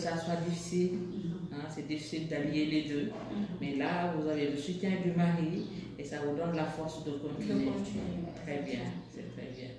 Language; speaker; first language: French; non-native, local second language; Wolof